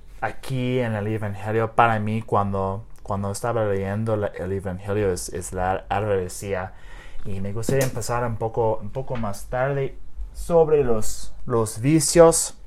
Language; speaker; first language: Spanish; non-native, learner; English